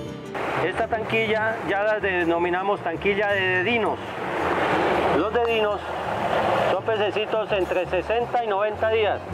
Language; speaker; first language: Spanish; native; Spanish